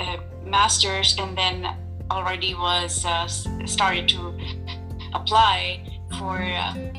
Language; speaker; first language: English; non-native, local second language; Urdu